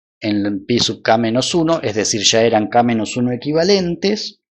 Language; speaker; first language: Spanish; native; Spanish